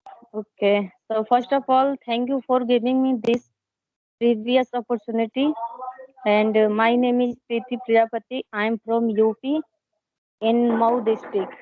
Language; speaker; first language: English; non-native, learner; Hindi